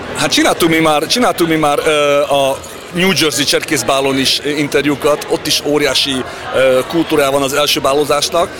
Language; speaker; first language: Hungarian; early bilingual, heritage; Hungarian